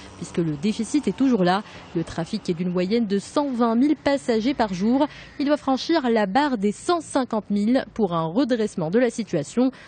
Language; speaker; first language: French; non-native, local second language; Arabic